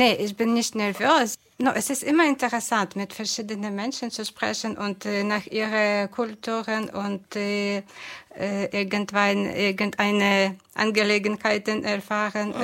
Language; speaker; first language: German; non-native, fluent; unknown